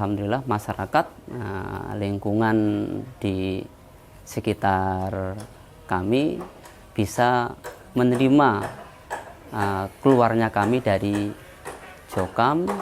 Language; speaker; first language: Indonesian; non-native, local second language; Javanese